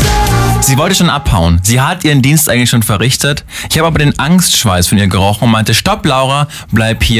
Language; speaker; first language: German; native; German